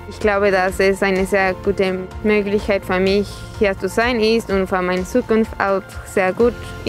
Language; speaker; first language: German; non-native, fluent; Spanish